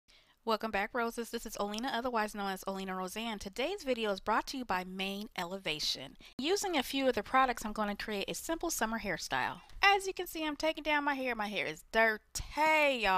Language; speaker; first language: English; native; English